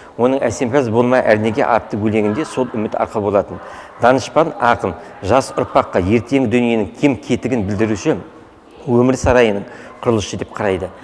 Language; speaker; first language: Kazakh; non-native, local second language; Russian